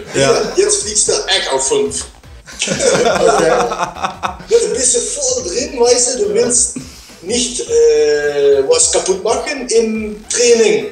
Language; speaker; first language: German; non-native, learner; Dutch